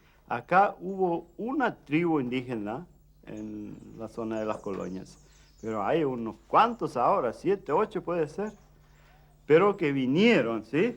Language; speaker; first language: Spanish; early bilingual, heritage; Plautdietsch